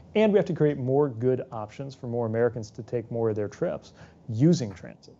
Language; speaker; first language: English; native; English